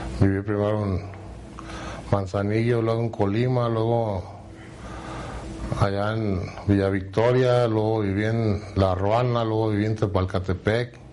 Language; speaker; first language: Spanish; native; Spanish